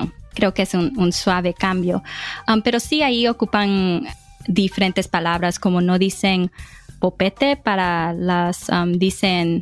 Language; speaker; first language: Spanish; early bilingual, heritage; English